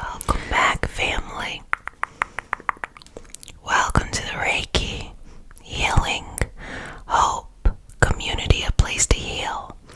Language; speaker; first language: English; native; English